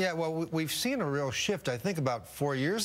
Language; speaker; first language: English; native; English